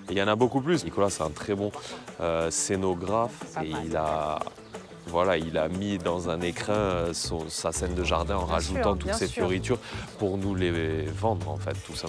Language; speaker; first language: French; native; French